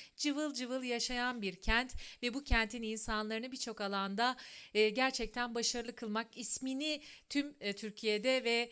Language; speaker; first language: Turkish; native; Turkish